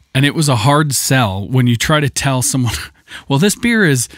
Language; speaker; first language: English; native; English